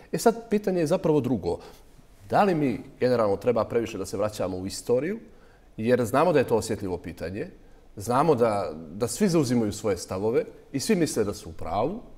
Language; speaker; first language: Serbian; native; Serbian